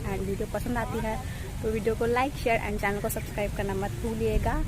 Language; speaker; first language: Hindi; native; Hindi